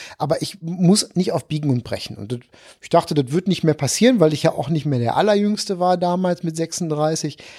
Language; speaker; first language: German; native; German